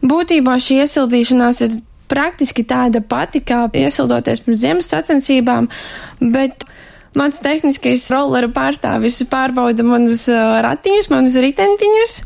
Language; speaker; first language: Latvian; native; Latvian